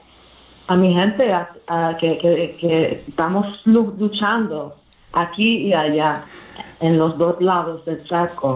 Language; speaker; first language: Spanish; early bilingual, heritage; English